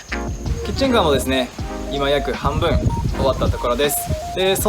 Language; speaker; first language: Japanese; native; Japanese